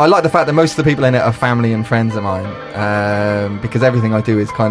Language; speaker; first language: English; native; English